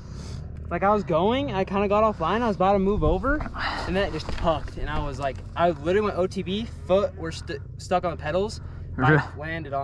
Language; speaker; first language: English; native; English